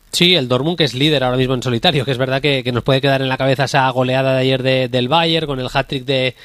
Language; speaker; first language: Spanish; native; Spanish